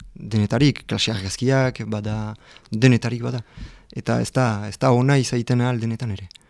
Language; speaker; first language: Basque; non-native, local second language; French